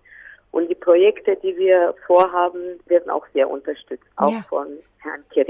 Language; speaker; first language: German; non-native, local second language; Romanian